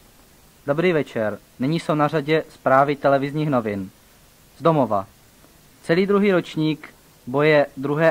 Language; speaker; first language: Czech; native; Czech